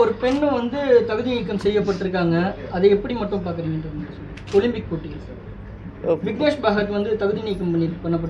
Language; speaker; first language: Tamil; native; Tamil